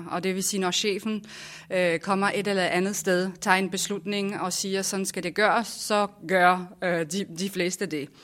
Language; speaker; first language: Danish; non-native, fluent; French